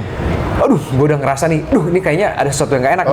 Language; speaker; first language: Indonesian; native; Indonesian